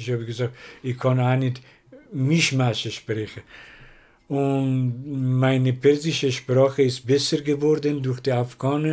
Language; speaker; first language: German; non-native, learner; Persian